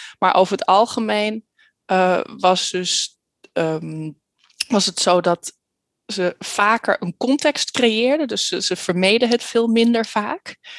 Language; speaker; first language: Dutch; early bilingual, heritage; Dutch